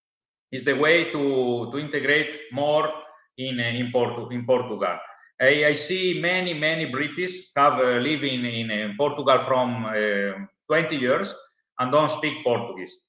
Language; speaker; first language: English; non-native, learner; Italian